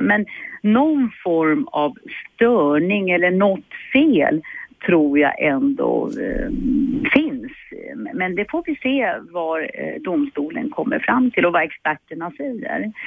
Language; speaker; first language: Swedish; native; Swedish